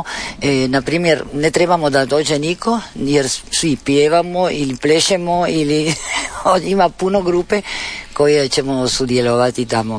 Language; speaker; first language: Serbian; early bilingual, heritage; Spanish